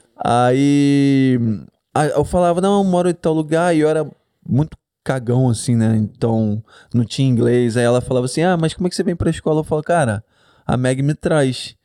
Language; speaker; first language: Portuguese; native; Portuguese